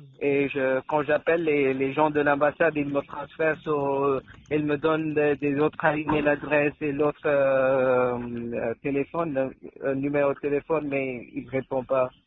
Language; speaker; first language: French; non-native, learner; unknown